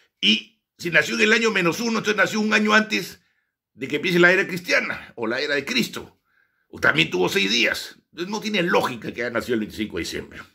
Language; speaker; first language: Spanish; native; Spanish